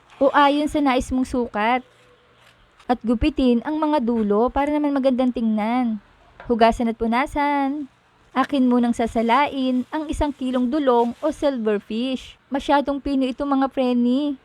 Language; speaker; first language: Filipino; native; Filipino